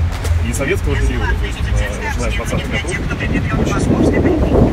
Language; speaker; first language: Russian; native; Russian